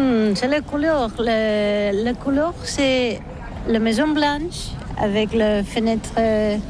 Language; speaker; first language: French; non-native, learner; Catalan